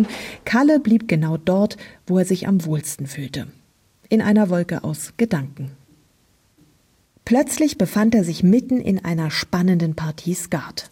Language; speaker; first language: German; native; German